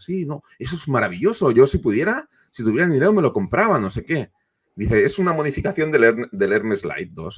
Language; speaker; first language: Spanish; native; Spanish